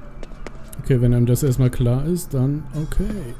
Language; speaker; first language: German; native; German